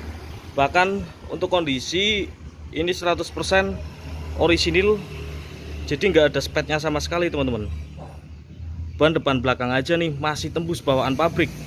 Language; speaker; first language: Indonesian; native; Indonesian